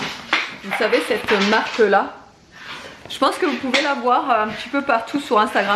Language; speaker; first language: French; native; French